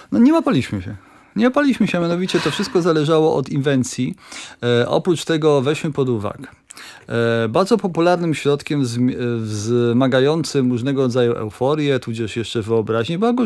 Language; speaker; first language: Polish; native; Polish